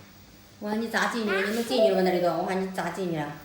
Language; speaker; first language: Chinese; native; Chinese